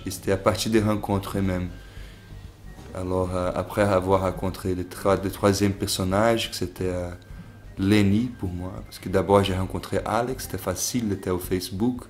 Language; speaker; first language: French; non-native, fluent; Portuguese